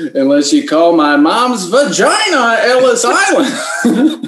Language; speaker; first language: English; native; English